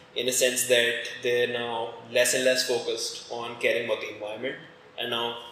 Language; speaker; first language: English; non-native, local second language; Hindi